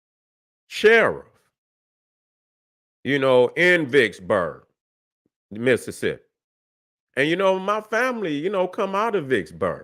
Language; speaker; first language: English; native; English